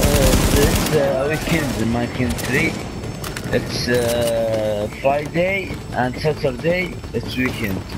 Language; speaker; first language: English; non-native, learner; Arabic